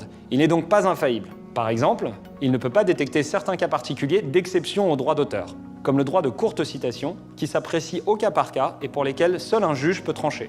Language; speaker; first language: French; native; French